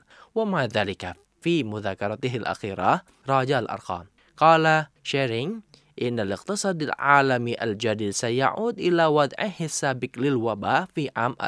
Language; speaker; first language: Arabic; non-native, fluent; Indonesian